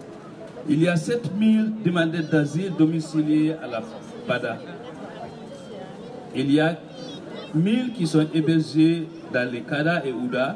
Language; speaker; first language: French; non-native, learner; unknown